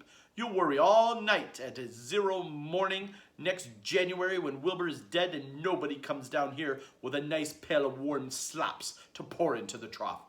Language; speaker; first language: English; native; English